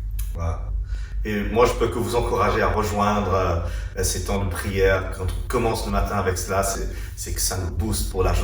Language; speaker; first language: French; native; French